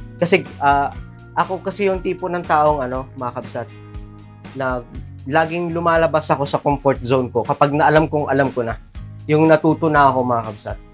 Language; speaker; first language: Filipino; non-native, local second language; Iloko